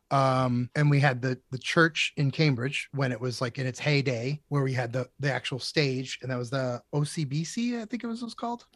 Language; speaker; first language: English; native; English